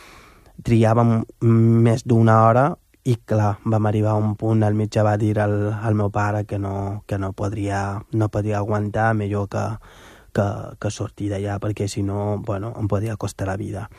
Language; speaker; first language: Catalan; non-native, fluent; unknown